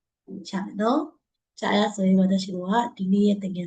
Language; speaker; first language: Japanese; non-native, fluent; Burmese